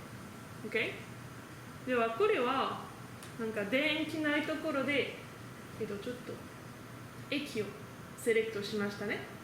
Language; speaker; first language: Japanese; non-native, learner; French